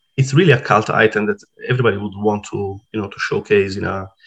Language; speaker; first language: English; non-native, fluent; Italian